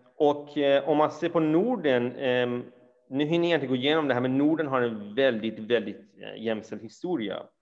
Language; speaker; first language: Swedish; early bilingual, other home language; Persian